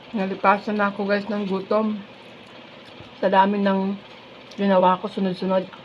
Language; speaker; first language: Filipino; non-native, local second language; Bikol